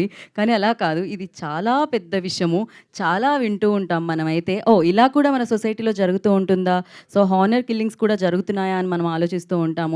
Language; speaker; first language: Telugu; native; Telugu